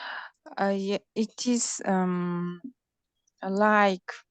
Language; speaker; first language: English; non-native, learner; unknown